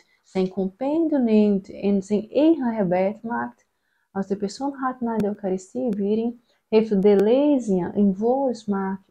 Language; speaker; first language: German; non-native, learner; Portuguese